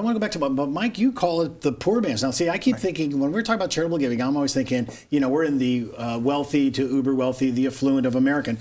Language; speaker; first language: English; native; English